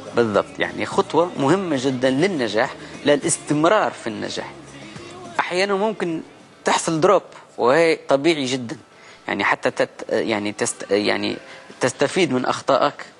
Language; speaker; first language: Arabic; native; Arabic